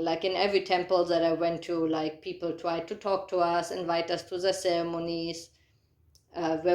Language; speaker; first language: English; non-native, fluent; German